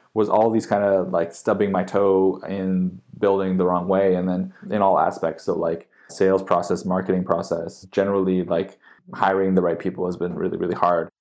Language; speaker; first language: English; native; English